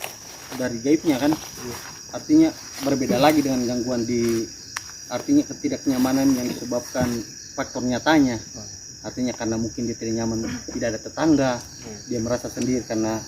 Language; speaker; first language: Indonesian; native; Indonesian